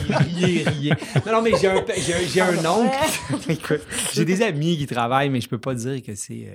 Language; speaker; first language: French; native; French